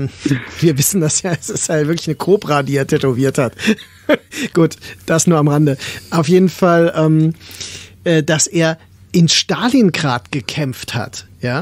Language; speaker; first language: German; native; German